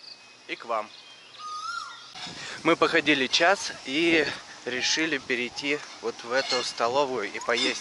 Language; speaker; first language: Russian; native; Russian